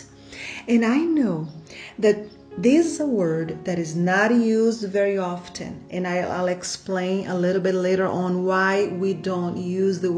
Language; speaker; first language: English; non-native, fluent; Portuguese